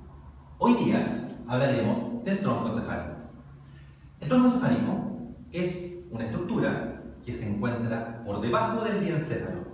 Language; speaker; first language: Spanish; native; Spanish